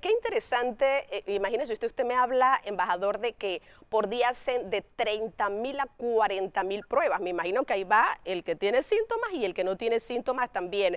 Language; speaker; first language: Spanish; native; Spanish